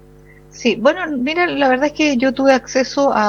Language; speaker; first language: Spanish; native; Spanish